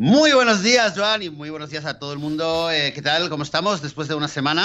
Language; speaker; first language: Spanish; native; Spanish